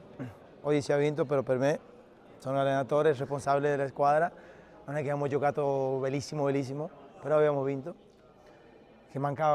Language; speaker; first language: Italian; non-native, fluent; Spanish